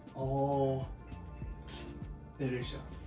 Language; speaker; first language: English; non-native, learner; Japanese